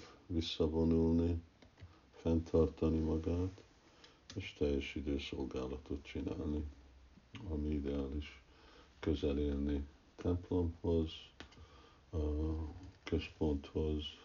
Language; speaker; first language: Hungarian; early bilingual, heritage; Hungarian